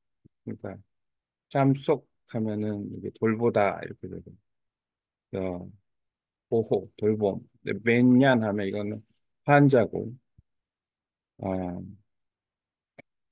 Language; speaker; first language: Korean; native; Korean